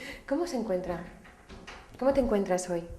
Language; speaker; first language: Spanish; native; Spanish